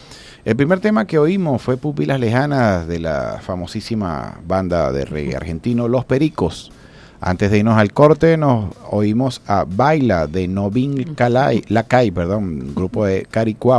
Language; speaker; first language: Spanish; native; Spanish